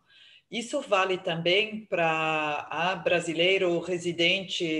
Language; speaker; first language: Portuguese; non-native, fluent; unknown